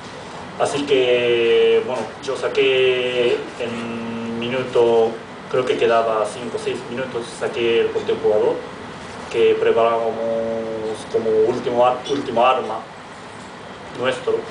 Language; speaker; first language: Spanish; non-native, fluent; Japanese